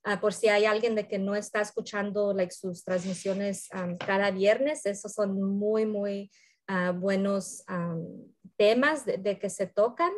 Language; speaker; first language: Spanish; early bilingual, heritage; Spanish